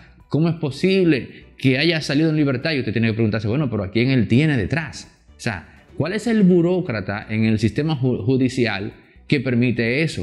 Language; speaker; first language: Spanish; native; Spanish